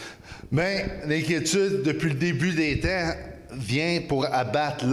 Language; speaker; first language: French; native; French